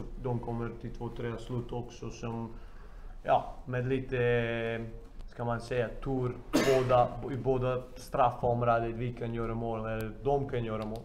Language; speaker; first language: Swedish; non-native, fluent; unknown